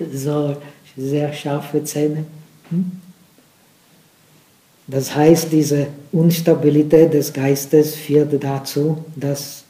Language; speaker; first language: German; non-native, fluent; Czech